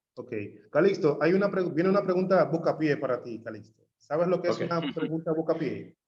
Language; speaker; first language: Spanish; native; Spanish